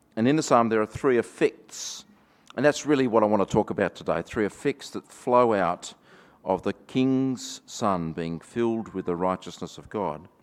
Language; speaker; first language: English; native; English